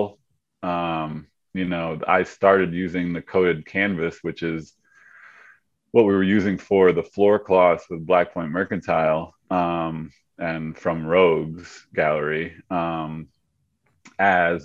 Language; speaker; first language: English; native; English